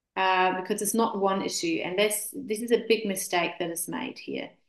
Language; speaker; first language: English; non-native, fluent; German